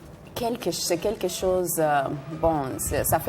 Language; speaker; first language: French; non-native, fluent; Spanish